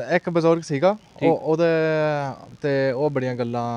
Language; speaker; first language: Punjabi; early bilingual, heritage; Norwegian